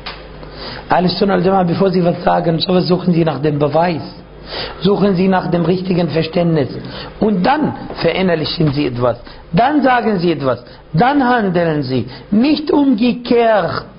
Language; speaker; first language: German; non-native, fluent; Arabic